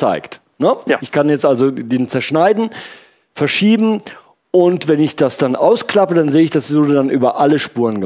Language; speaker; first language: German; native; German